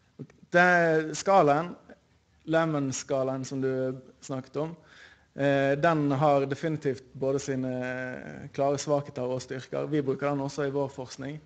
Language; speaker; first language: Norwegian; native; Norwegian